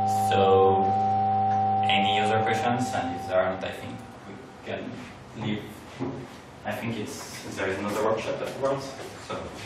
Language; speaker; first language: English; non-native, fluent; French